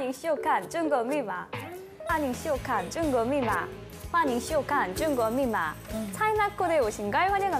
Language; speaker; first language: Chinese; non-native, learner; Korean